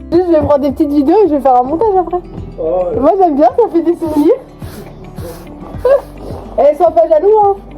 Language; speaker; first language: French; native; French